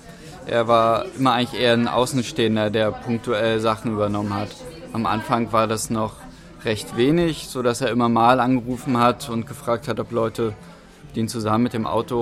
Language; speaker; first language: German; native; German